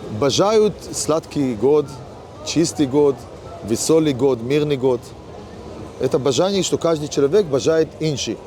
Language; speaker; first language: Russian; early bilingual, heritage; Hebrew